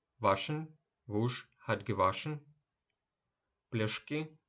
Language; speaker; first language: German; non-native, fluent; Ukrainian